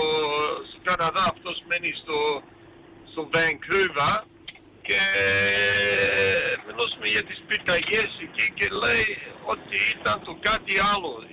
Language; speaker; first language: Greek; early bilingual, heritage; Greek